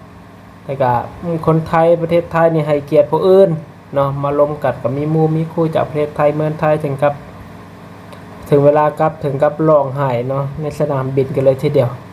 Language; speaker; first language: Thai; non-native, local second language; Lao